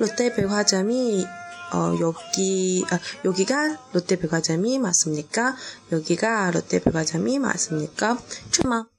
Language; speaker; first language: Korean; non-native, fluent; Chinese